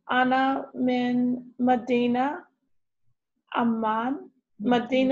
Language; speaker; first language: Arabic; non-native, learner; English